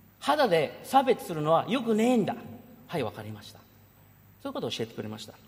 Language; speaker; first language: Japanese; early bilingual, heritage; Japanese